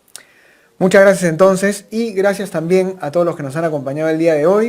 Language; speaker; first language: Spanish; native; Spanish